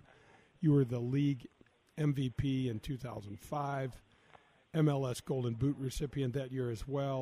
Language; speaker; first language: English; native; English